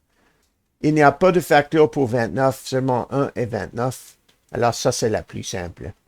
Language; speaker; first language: French; non-native, learner; English